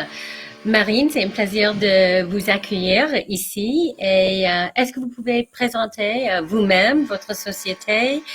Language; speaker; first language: French; non-native, learner; English